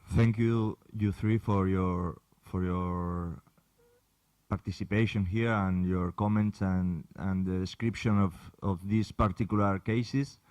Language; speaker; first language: English; non-native, fluent; Catalan